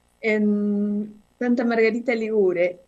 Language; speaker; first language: Spanish; native; Spanish